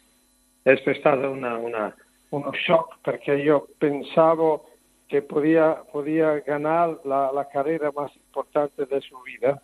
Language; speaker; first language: Spanish; non-native, learner; Italian